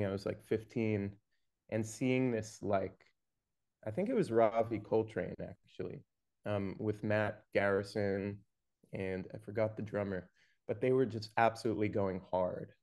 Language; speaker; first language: English; native; English